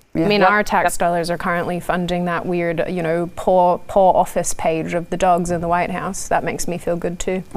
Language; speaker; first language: English; native; English